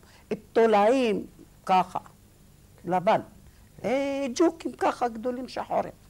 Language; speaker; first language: Hebrew; non-native, learner; Arabic